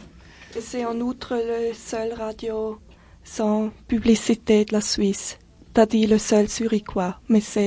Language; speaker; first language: French; non-native, local second language; German